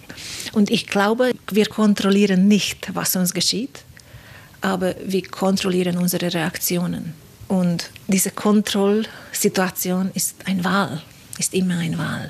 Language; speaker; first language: German; non-native, fluent; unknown